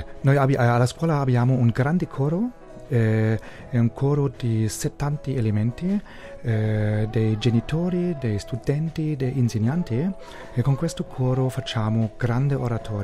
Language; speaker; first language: Italian; non-native, learner; German